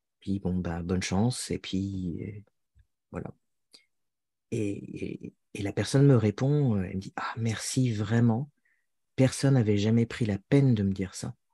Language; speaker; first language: French; native; French